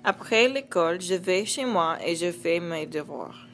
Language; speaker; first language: French; non-native, learner; English